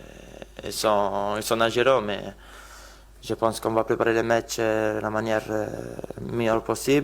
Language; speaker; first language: French; non-native, learner; Italian